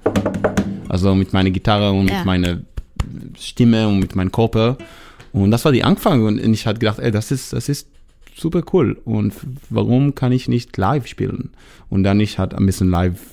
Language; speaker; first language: German; non-native, learner; Hebrew